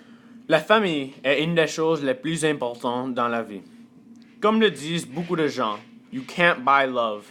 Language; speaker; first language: French; early bilingual, other home language; English